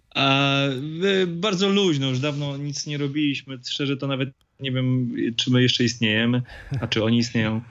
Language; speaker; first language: Polish; native; Polish